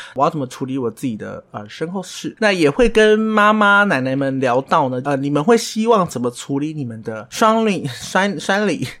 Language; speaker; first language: Chinese; non-native, local second language; Min Nan Chinese